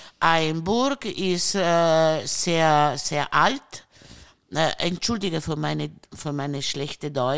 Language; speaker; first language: German; non-native, learner; Italian